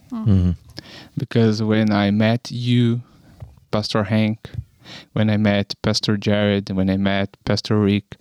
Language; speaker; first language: English; non-native, learner; Portuguese